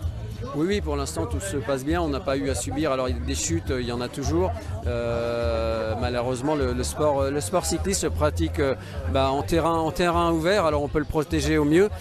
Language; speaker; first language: French; native; French